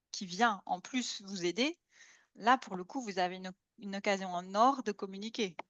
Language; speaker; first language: French; native; French